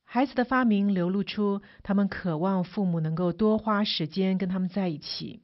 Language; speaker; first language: Chinese; native; Chinese